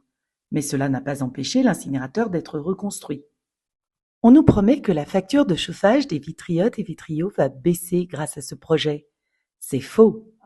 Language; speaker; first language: French; native; French